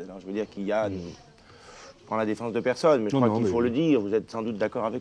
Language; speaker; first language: French; native; French